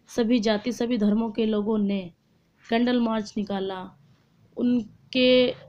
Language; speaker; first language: Hindi; native; Hindi